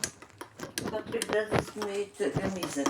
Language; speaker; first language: German; non-native, fluent; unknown